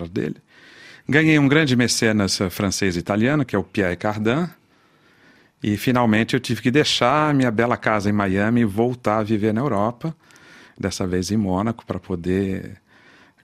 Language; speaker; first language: Portuguese; native; Portuguese